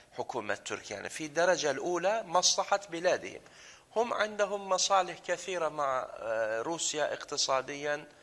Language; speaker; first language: Arabic; non-native, fluent; Turkish